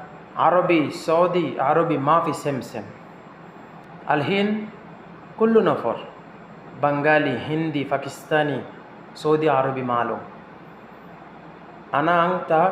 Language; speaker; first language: Arabic; non-native, learner; Bangla